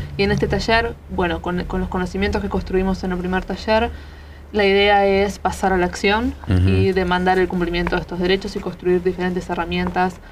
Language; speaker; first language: Spanish; native; Spanish